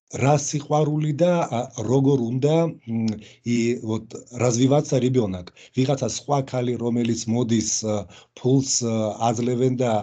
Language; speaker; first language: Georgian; non-native, local second language; Russian